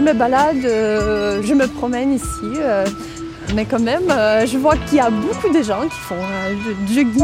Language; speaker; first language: French; non-native, fluent; Russian